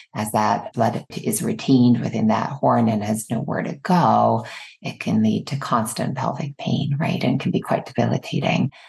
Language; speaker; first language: English; native; English